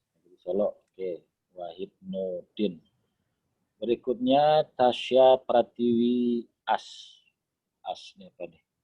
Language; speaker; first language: Indonesian; non-native, local second language; Minangkabau